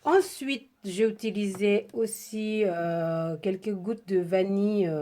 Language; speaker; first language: French; non-native, fluent; Indonesian